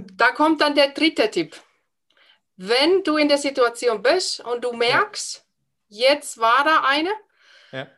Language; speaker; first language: German; non-native, fluent; Finnish